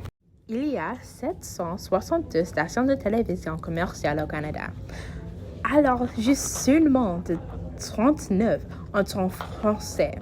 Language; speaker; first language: French; non-native, learner; English